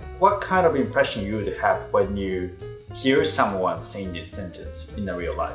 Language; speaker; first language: English; non-native, fluent; Japanese